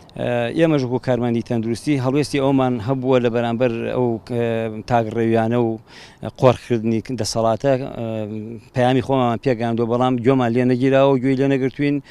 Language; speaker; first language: Central Kurdish; native; Central Kurdish